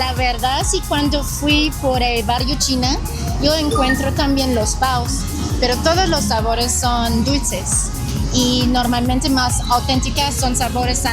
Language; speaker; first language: Spanish; non-native, learner; Chinese